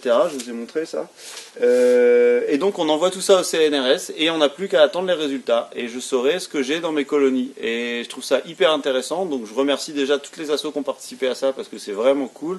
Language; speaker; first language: French; native; French